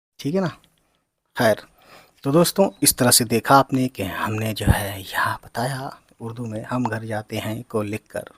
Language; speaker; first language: Hindi; native; Hindi